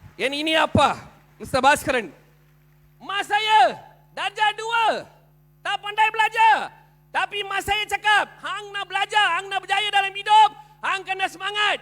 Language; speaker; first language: Malay; non-native, local second language; Tamil